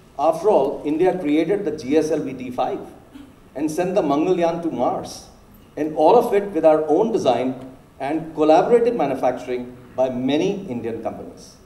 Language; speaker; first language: English; non-native, local second language; Hindi